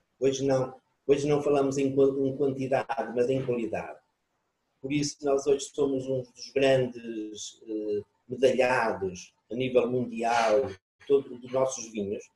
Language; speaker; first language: Portuguese; native; Portuguese